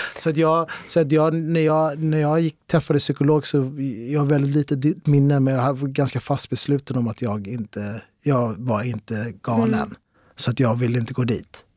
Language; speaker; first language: Swedish; early bilingual, other home language; Arabic